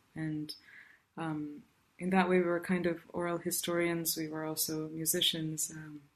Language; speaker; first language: English; non-native, local second language; Tamil